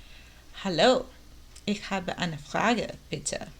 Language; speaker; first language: German; non-native, learner; English